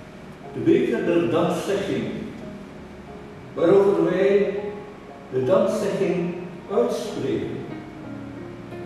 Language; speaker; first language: Dutch; non-native, fluent; Indonesian